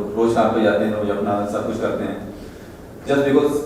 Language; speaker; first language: Hindi; non-native, local second language; Marathi